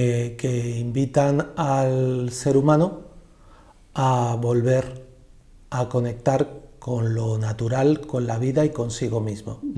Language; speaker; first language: Spanish; native; Spanish